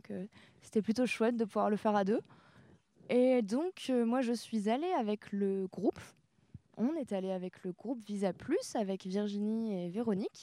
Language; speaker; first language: French; native; French